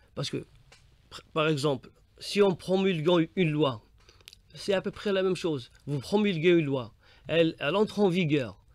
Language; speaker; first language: French; non-native, local second language; Arabic